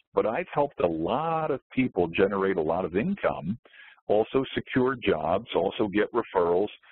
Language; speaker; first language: English; native; English